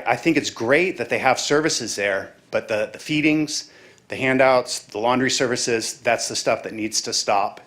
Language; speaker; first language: English; native; English